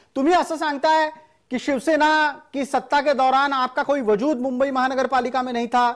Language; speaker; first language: Hindi; non-native, local second language; Marathi